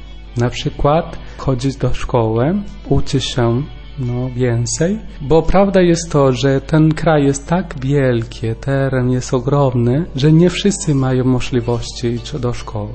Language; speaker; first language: Polish; non-native, learner; Spanish